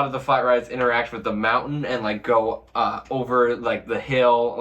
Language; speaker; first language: English; native; English